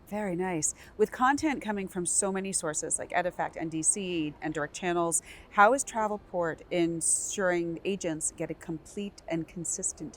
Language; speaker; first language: English; native; English